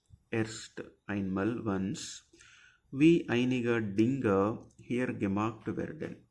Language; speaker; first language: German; non-native, fluent; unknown